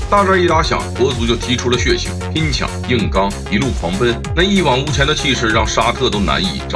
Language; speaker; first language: Chinese; native; Chinese